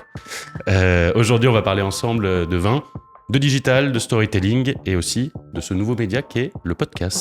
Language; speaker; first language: French; native; French